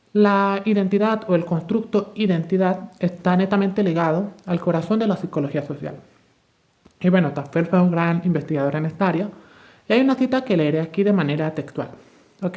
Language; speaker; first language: Spanish; native; Spanish